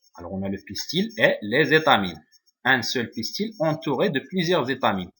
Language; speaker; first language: French; non-native, local second language; Arabic